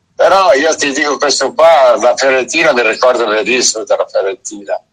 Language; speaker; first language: Italian; non-native, fluent; Portuguese